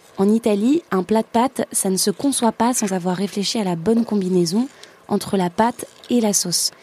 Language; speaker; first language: French; native; French